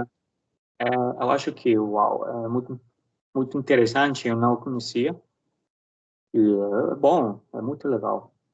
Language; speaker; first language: Portuguese; non-native, learner; Spanish